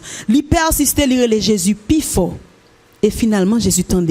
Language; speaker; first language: French; non-native, local second language; Haitian Creole